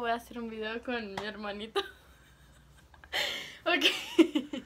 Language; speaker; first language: Spanish; early bilingual, heritage; Spanish